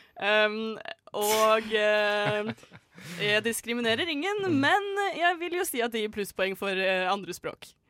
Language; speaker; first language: Norwegian; native; Norwegian